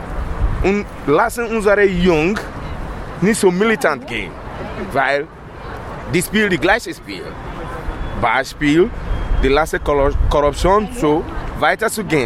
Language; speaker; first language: German; non-native, learner; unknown